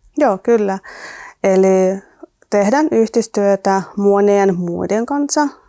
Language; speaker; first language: Finnish; non-native, fluent; Russian